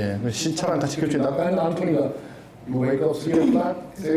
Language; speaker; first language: Korean; native; Korean